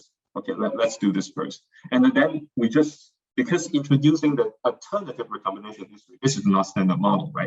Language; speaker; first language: English; non-native, fluent; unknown